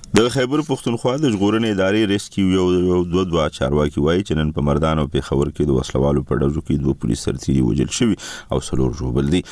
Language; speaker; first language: Pashto; native; Pashto